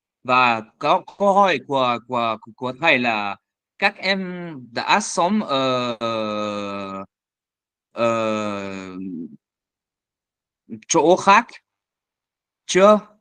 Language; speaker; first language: Vietnamese; non-native, learner; French